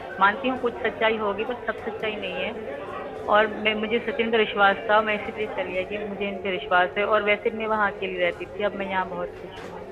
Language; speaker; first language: Urdu; non-native, local second language; Sindhi